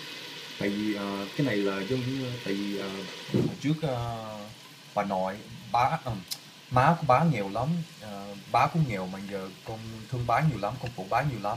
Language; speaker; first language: Vietnamese; early bilingual, heritage; Vietnamese